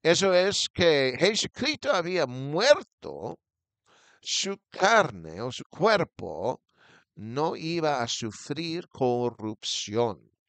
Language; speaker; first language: Spanish; non-native, fluent; English